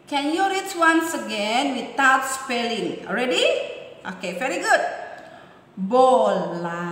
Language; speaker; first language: English; non-native, learner; Indonesian